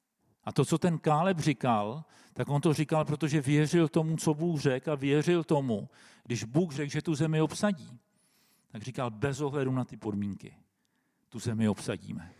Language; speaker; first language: Czech; native; Czech